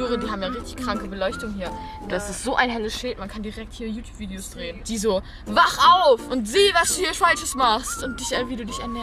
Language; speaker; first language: German; native; German